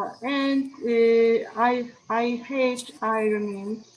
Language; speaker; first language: English; non-native, learner; Turkish